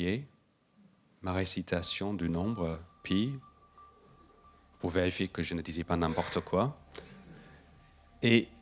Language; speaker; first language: French; non-native, fluent; English